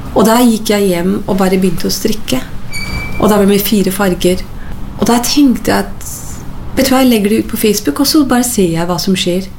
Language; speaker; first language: Norwegian; non-native, fluent; English